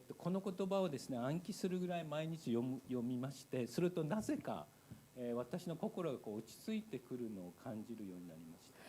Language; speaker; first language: Japanese; native; Japanese